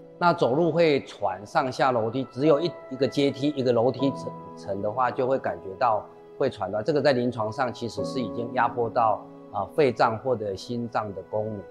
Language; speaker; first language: Chinese; native; Chinese